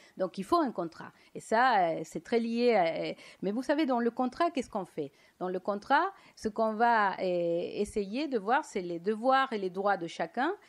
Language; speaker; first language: French; non-native, fluent; Spanish